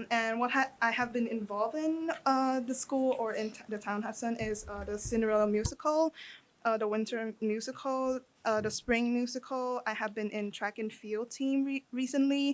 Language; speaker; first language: English; non-native, fluent; Thai